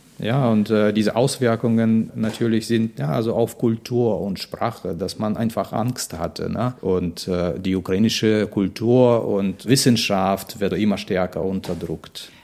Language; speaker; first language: German; non-native, fluent; Russian